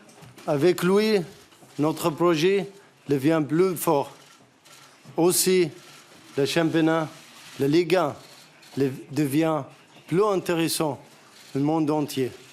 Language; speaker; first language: French; non-native, learner; Arabic